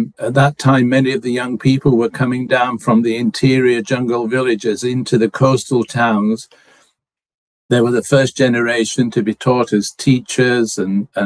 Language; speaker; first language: English; native; English